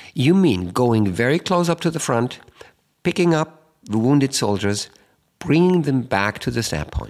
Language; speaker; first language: English; non-native, fluent; German